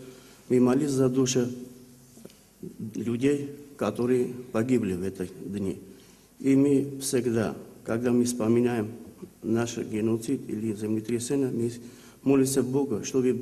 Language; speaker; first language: Russian; non-native, learner; Armenian